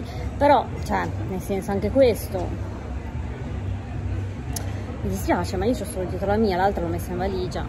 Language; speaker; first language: Italian; native; Italian